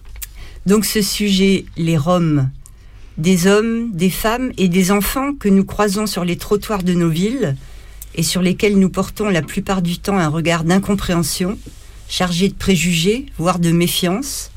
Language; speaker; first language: French; native; French